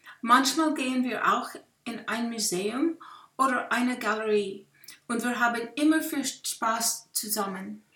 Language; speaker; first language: German; non-native, learner; English